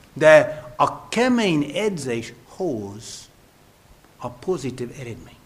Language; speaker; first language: Hungarian; non-native, fluent; English